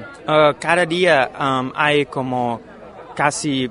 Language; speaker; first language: Spanish; non-native, learner; English